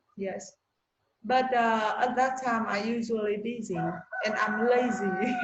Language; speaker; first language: English; non-native, learner; Vietnamese